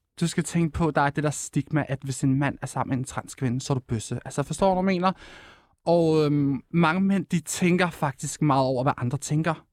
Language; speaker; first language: Danish; early bilingual, other home language; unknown